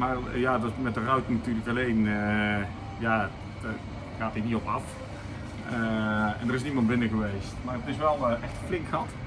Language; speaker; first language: Dutch; native; Dutch